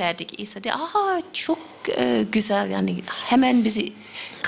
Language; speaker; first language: Turkish; non-native, fluent; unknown